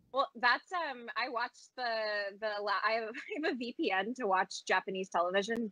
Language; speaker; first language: English; native; English